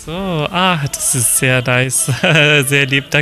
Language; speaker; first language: German; non-native, fluent; Polish